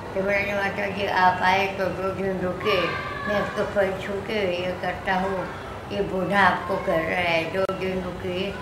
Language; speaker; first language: Hindi; non-native, local second language; Marathi